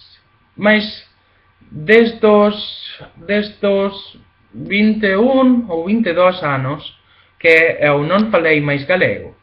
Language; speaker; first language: Galician; non-native, learner; Spanish